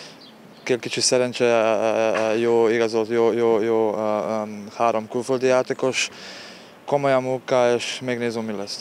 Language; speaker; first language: Hungarian; non-native, learner; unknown